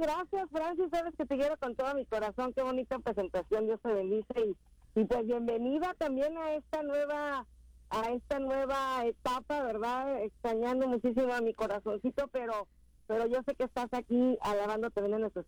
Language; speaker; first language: Spanish; native; Spanish